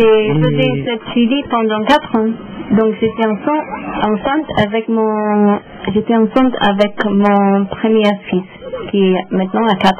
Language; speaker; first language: French; non-native, learner; English